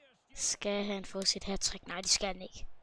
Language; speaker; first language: Danish; native; Danish